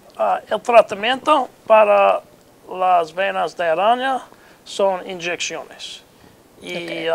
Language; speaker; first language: Spanish; non-native, learner; English